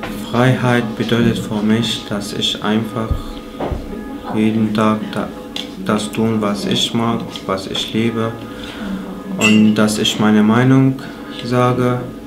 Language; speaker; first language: German; non-native, fluent; Arabic